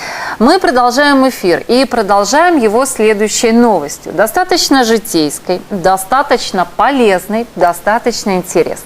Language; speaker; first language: Russian; native; Russian